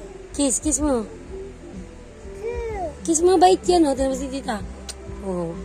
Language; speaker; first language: Filipino; native; Filipino